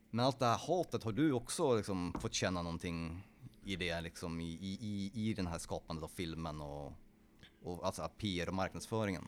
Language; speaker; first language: Swedish; early bilingual, other home language; Polish